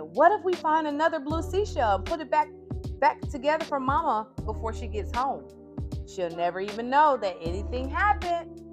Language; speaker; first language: English; native; English